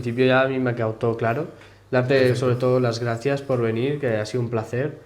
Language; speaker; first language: Spanish; native; Spanish